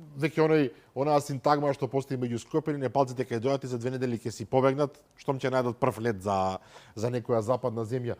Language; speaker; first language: Macedonian; native; Macedonian